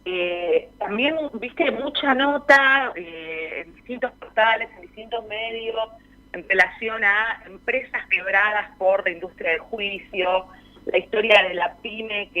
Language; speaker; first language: Spanish; native; Spanish